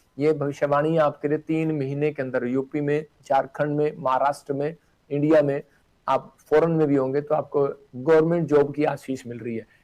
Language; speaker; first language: Hindi; non-native, local second language; Punjabi